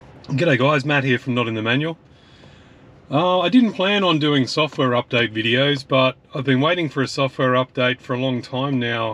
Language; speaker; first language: English; native; English